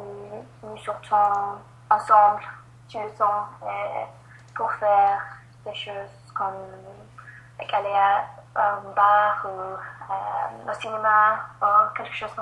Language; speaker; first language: French; non-native, learner; English